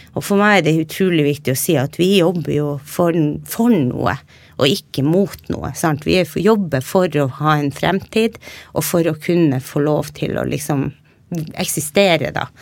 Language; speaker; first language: Norwegian; native; Norwegian